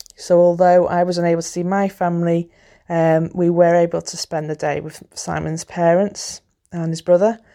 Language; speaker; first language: English; native; English